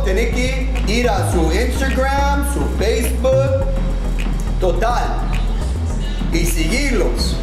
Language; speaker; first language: Spanish; non-native, learner; English